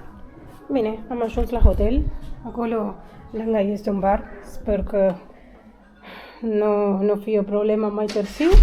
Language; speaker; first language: Romanian; non-native, learner; Spanish